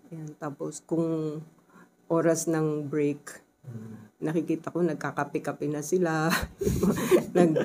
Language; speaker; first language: Filipino; native; Filipino